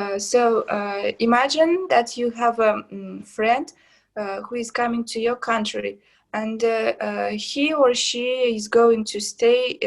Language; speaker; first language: English; non-native, fluent; Kazakh